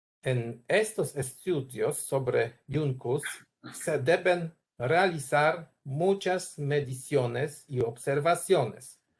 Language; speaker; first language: Spanish; non-native, learner; Polish